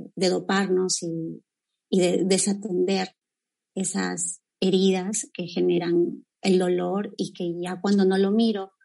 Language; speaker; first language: Spanish; native; Spanish